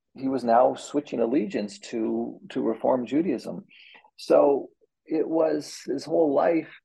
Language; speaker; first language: English; native; English